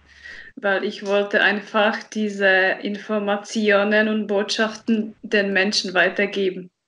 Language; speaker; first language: German; non-native, fluent; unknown